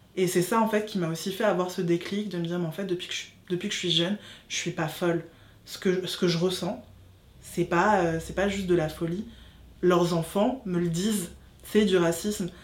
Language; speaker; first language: French; native; French